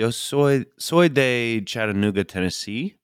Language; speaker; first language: Spanish; non-native, learner; English